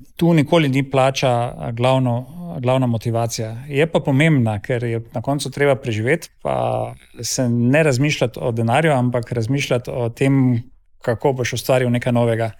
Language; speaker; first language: Slovenian; native; Slovenian